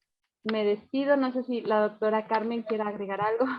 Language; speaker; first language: Spanish; native; Spanish